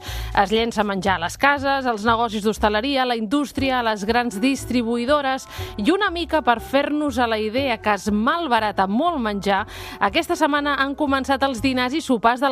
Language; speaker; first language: Catalan; native; Catalan